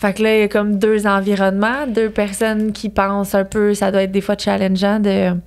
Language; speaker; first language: French; native; French